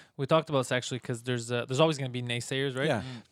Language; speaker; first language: English; native; English